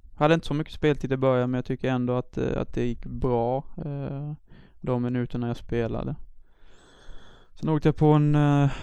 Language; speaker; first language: Swedish; native; Swedish